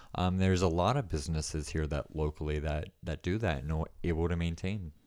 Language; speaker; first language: English; native; English